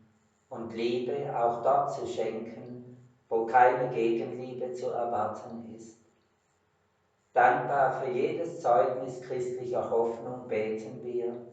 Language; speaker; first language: German; native; German